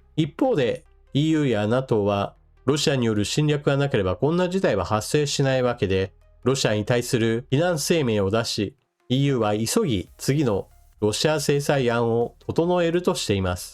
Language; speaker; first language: Japanese; native; Japanese